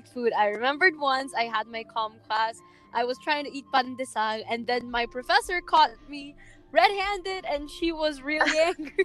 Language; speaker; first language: English; non-native, local second language; Filipino